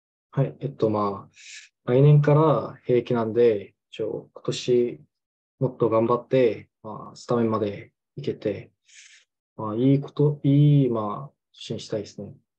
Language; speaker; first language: Japanese; non-native, fluent; Korean